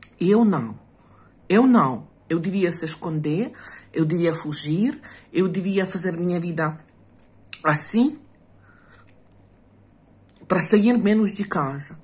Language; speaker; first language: Portuguese; non-native, fluent; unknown